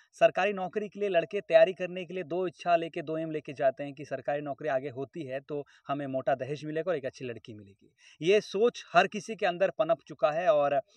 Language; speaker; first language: Hindi; native; Hindi